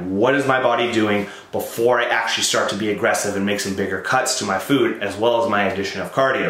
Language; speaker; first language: English; native; English